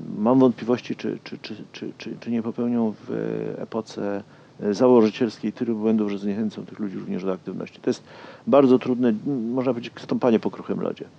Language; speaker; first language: Polish; native; Polish